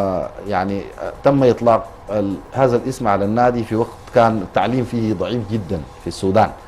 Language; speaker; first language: Arabic; native; Arabic